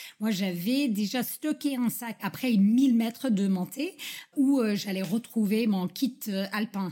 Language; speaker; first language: French; non-native, fluent; English